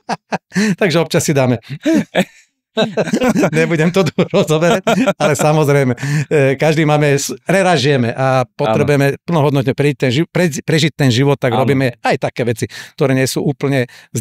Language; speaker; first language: Slovak; native; Slovak